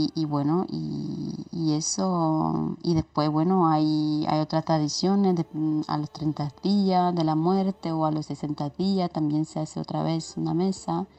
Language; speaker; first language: Spanish; non-native, fluent; Romanian